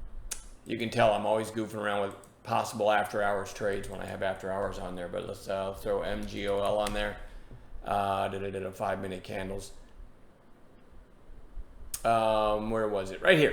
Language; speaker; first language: English; native; English